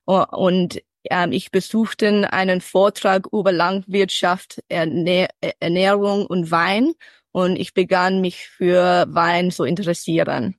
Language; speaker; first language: German; early bilingual, heritage; English